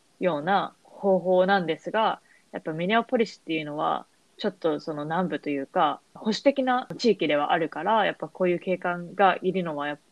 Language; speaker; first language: Japanese; native; Japanese